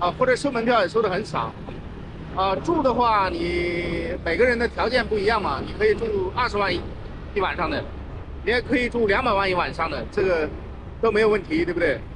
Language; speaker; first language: Chinese; native; Chinese